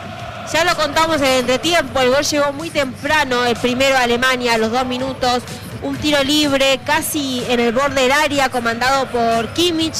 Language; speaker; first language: Spanish; native; Spanish